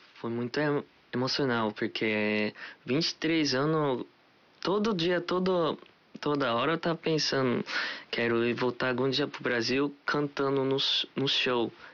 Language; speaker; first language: Portuguese; early bilingual, heritage; Portuguese